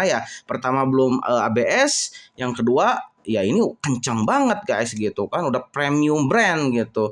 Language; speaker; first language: Indonesian; native; Indonesian